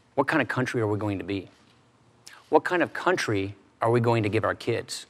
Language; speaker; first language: English; native; English